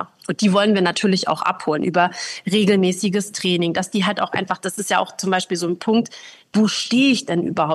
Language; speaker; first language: German; native; German